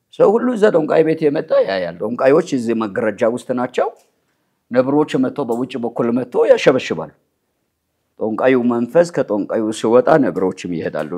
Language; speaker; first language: Amharic; non-native, local second language; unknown